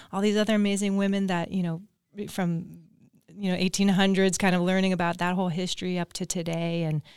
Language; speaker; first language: English; native; English